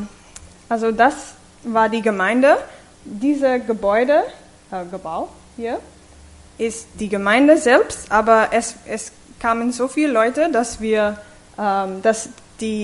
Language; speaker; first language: German; non-native, fluent; English